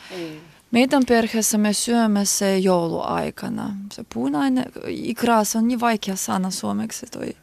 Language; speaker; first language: Finnish; non-native, learner; Georgian